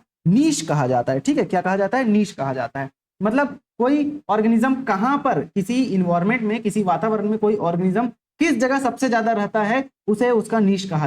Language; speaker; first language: Hindi; native; Hindi